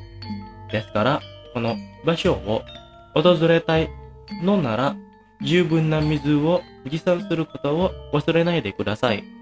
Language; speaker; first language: Japanese; non-native, fluent; Indonesian